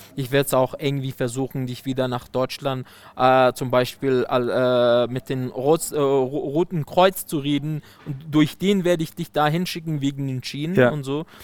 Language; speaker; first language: German; non-native, fluent; Persian